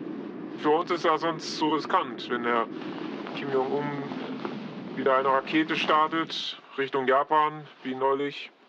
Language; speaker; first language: German; non-native, fluent; Polish